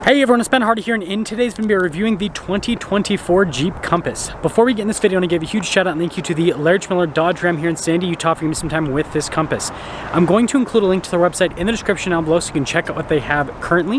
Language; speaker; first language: English; native; English